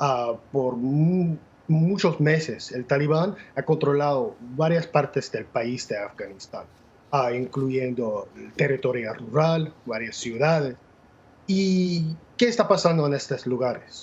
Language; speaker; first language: Spanish; non-native, fluent; English